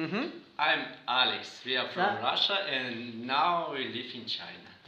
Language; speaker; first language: English; non-native, fluent; Russian